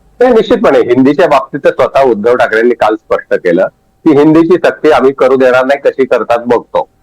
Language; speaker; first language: Marathi; native; Marathi